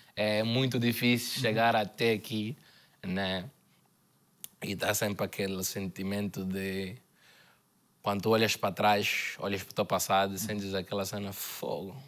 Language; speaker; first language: Portuguese; native; Portuguese